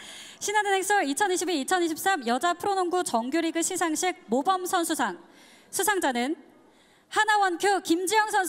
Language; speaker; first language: Korean; native; Korean